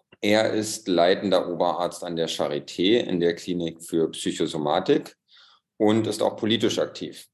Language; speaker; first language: German; native; German